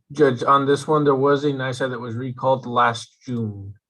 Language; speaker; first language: English; native; English